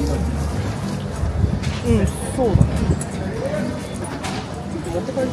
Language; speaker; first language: Japanese; native; Japanese